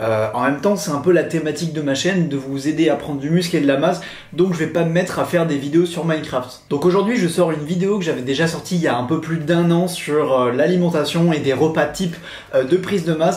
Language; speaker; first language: French; native; French